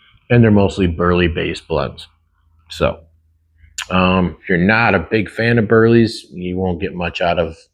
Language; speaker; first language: English; native; English